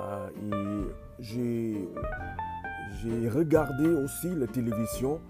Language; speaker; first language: French; non-native, learner; English